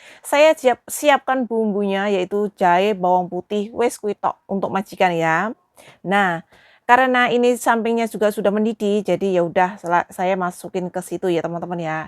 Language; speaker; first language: Indonesian; non-native, local second language; Javanese